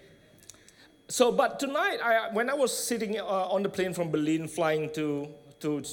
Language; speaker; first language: English; non-native, fluent; Indonesian